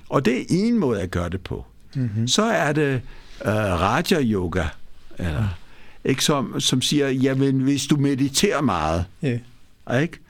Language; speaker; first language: Danish; early bilingual, other home language; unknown